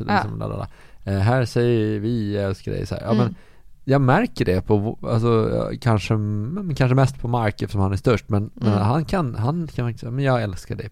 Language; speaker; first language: Swedish; native; Swedish